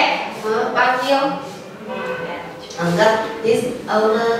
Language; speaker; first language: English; non-native, learner; Vietnamese